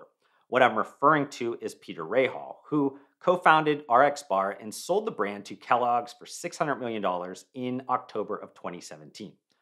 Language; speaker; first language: English; native; English